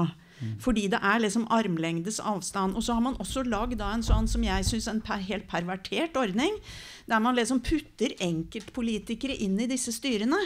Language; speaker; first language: Norwegian; native; Norwegian